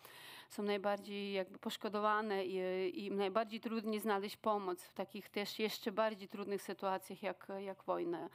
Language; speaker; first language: Polish; non-native, fluent; Ukrainian